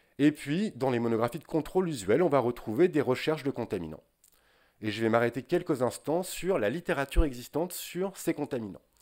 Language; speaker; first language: French; native; French